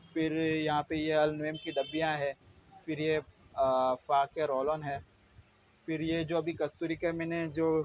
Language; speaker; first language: Hindi; non-native, local second language; Gujarati